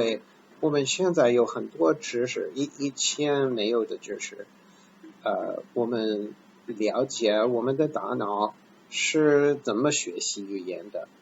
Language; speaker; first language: Chinese; non-native, fluent; English